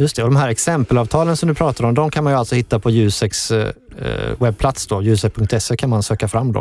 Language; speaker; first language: Swedish; native; Swedish